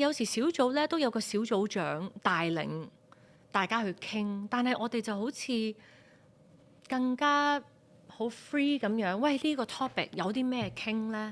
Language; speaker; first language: Cantonese; native; Cantonese